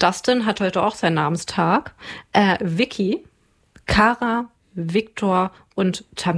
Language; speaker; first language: German; native; German